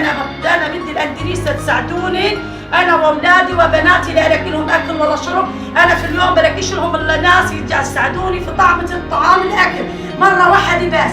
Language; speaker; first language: Arabic; native; Arabic